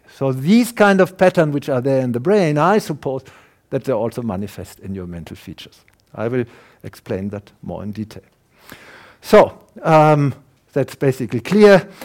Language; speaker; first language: English; non-native, fluent; German